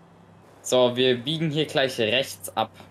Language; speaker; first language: German; native; German